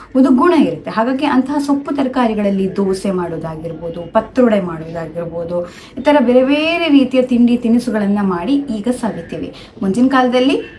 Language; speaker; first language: Kannada; non-native, local second language; Tulu